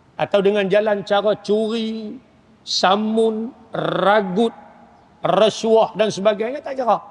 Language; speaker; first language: Malay; native; Malay